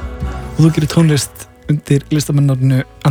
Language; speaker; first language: Icelandic; native; Icelandic